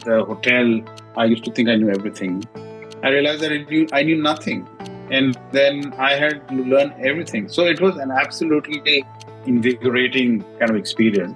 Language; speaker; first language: English; non-native, local second language; Hindi